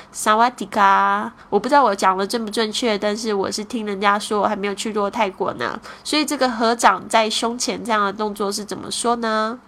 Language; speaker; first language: Chinese; native; Chinese